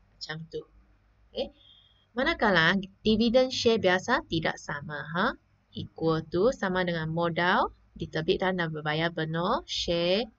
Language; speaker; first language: Malay; non-native, local second language; Chinese